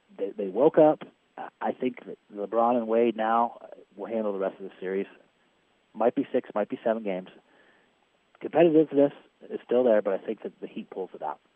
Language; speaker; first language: English; native; English